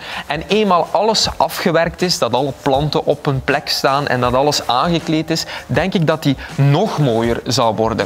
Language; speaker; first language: Dutch; native; Dutch